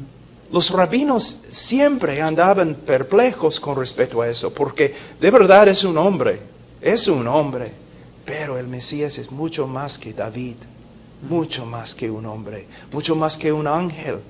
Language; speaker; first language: Spanish; non-native, fluent; English